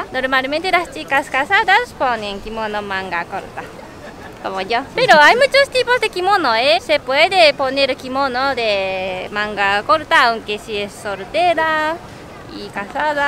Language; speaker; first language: Spanish; non-native, learner; Japanese